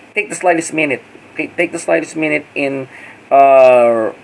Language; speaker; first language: English; non-native, local second language; Filipino